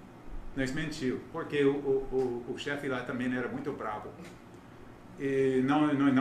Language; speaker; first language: Portuguese; non-native, learner; English